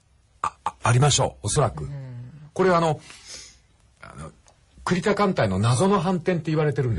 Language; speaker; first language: Japanese; native; Japanese